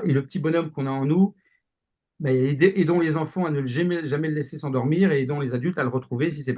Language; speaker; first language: French; native; French